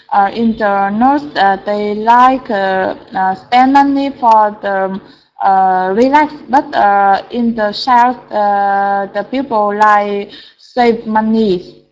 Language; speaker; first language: English; non-native, learner; Vietnamese